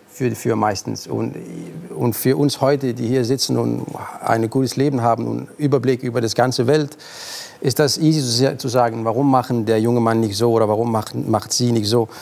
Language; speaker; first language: German; non-native, fluent; Arabic